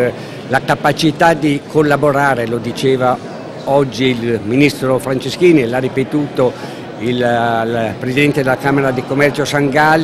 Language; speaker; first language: Italian; native; Italian